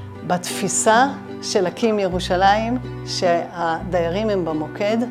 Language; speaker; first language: Hebrew; native; Hebrew